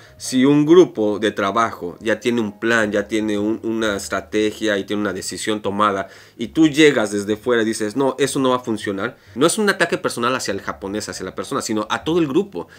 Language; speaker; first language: Spanish; native; Spanish